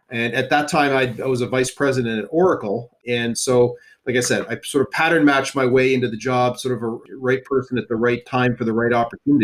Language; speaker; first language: English; native; English